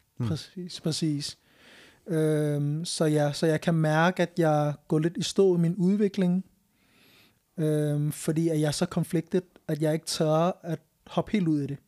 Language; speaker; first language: Danish; early bilingual, other home language; Thai